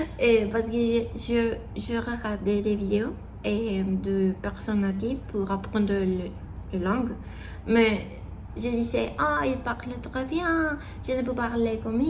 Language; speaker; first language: French; non-native, learner; Spanish